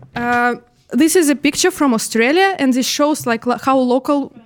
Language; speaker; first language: English; non-native, fluent; Russian